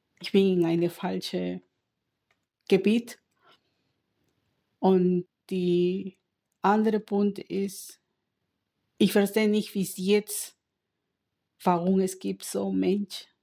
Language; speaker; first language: German; non-native, learner; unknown